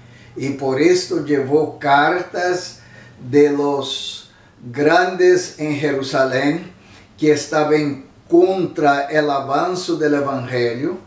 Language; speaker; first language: Spanish; non-native, fluent; Portuguese